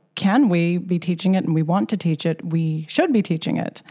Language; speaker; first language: English; native; English